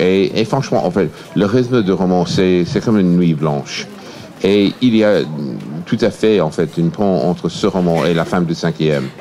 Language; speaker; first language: French; non-native, fluent; English